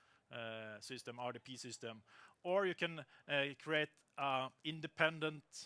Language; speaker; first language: English; non-native, fluent; Norwegian